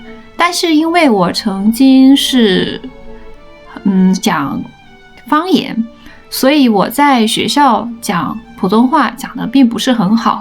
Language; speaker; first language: Chinese; non-native, local second language; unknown